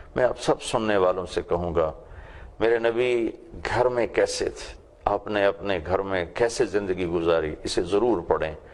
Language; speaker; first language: Urdu; non-native, local second language; Punjabi